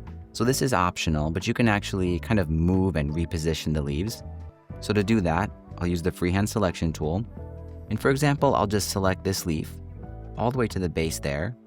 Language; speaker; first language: English; native; English